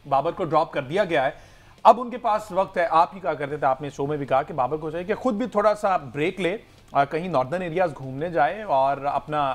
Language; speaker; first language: Urdu; non-native, local second language; Punjabi